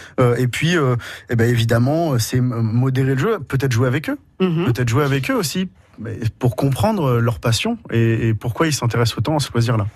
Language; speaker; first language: French; native; French